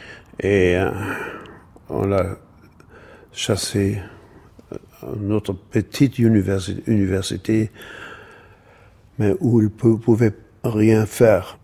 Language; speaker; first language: French; non-native, fluent; German